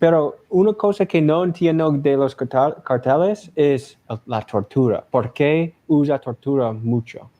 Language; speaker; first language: Spanish; non-native, learner; English